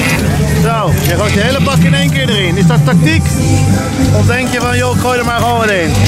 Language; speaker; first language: Dutch; native; Dutch